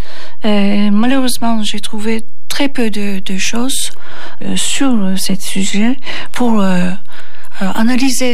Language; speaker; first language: French; non-native, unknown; Turkish